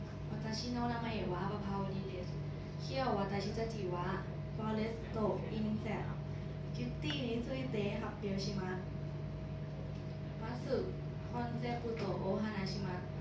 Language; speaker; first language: Japanese; non-native, learner; Thai